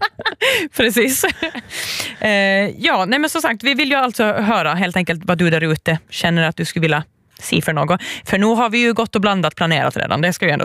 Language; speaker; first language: Swedish; native; Swedish